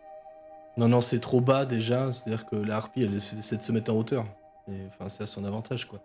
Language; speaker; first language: French; native; French